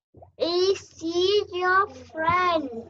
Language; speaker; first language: English; non-native, learner; Vietnamese